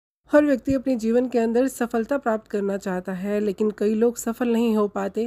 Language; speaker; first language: Hindi; native; Hindi